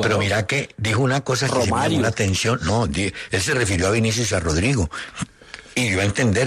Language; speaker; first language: Spanish; native; Spanish